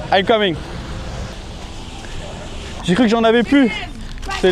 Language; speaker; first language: French; native; French